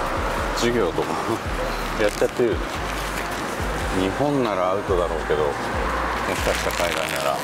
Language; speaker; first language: Japanese; native; Japanese